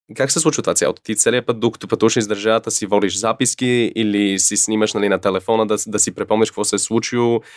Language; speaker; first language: Bulgarian; early bilingual, other home language; English